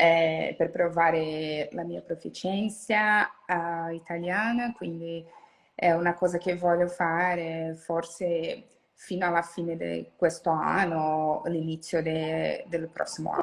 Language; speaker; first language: Italian; non-native, learner; Portuguese